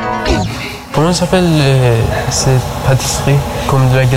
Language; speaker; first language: French; non-native, learner; Persian